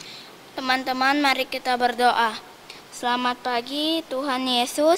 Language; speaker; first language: Indonesian; native; Indonesian